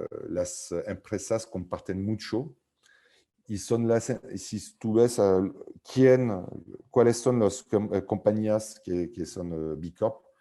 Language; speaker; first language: Spanish; non-native, fluent; French